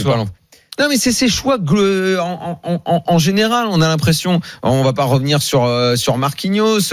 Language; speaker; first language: French; native; French